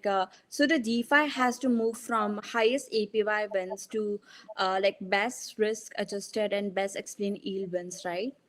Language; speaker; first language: English; non-native, fluent; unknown